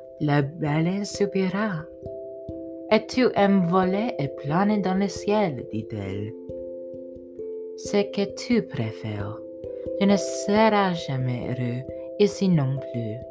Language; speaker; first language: French; non-native, learner; English